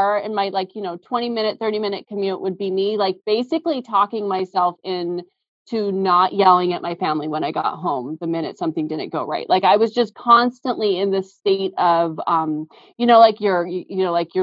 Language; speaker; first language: English; native; English